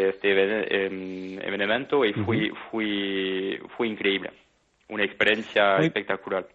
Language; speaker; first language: Spanish; non-native, fluent; French